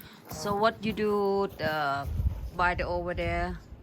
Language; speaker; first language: English; non-native, learner; Thai